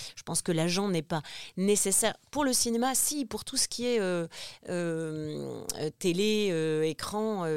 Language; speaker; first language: French; native; French